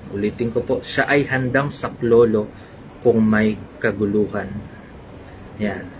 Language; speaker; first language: Filipino; native; Filipino